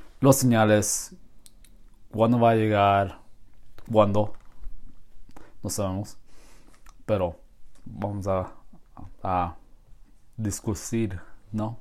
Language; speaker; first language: Spanish; non-native, learner; English